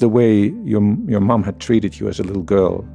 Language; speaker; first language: English; non-native, fluent; Dutch